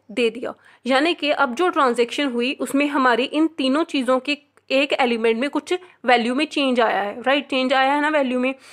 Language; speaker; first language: Hindi; non-native, local second language; Punjabi